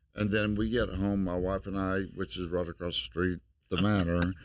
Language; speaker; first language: English; native; English